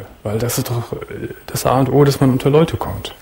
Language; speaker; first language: German; native; German